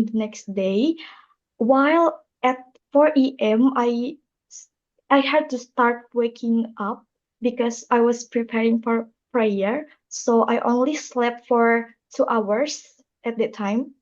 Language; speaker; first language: English; non-native, learner; Indonesian